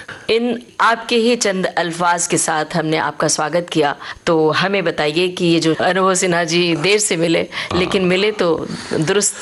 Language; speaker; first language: Hindi; native; Hindi